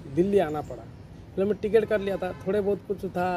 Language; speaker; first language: Hindi; non-native, local second language; Odia